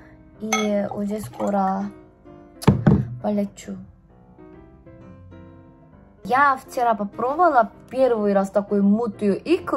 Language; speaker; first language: Russian; non-native, learner; Korean